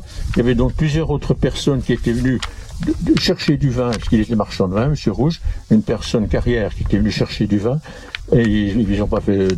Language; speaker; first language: French; native; French